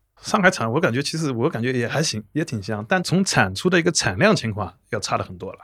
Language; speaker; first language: Chinese; native; Chinese